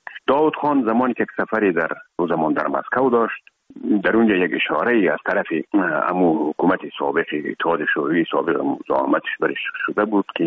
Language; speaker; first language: Persian; native; Persian